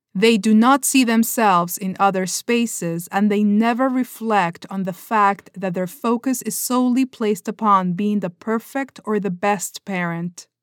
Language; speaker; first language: English; non-native, fluent; Spanish